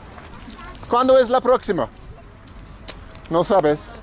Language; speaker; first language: Spanish; non-native, learner; English